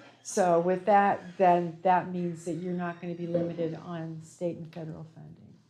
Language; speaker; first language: English; native; English